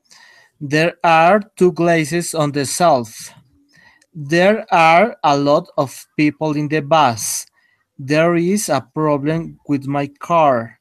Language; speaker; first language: English; non-native, learner; Spanish